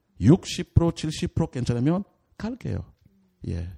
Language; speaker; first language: Korean; non-native, learner; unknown